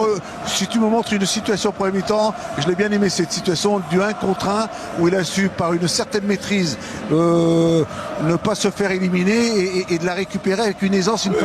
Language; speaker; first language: French; native; French